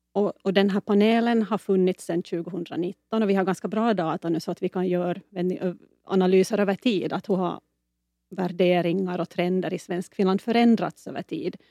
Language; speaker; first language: Swedish; native; Swedish